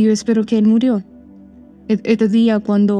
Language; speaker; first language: Spanish; non-native, learner; Armenian